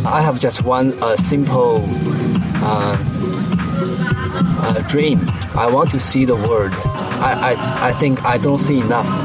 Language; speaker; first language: English; non-native, fluent; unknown